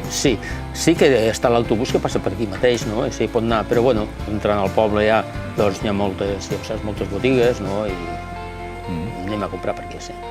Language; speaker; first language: Catalan; native; Catalan